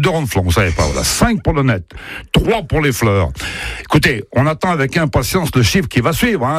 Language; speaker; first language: French; native; French